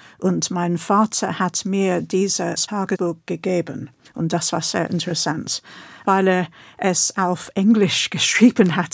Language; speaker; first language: German; non-native, fluent; English